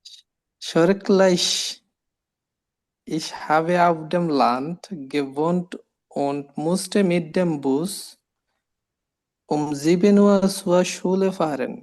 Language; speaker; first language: German; non-native, learner; Bangla